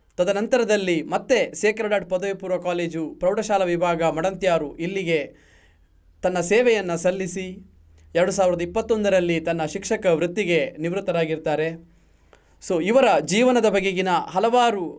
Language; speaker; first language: Kannada; native; Kannada